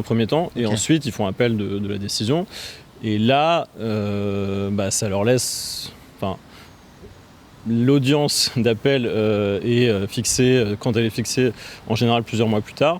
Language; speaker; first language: French; native; French